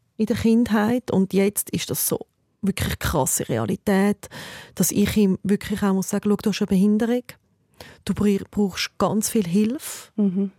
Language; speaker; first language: German; native; German